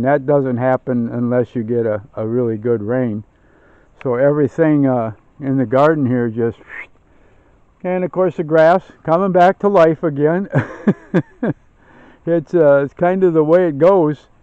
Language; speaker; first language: English; native; English